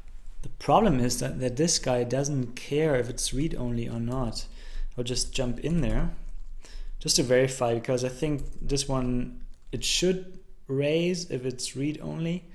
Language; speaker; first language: English; non-native, fluent; German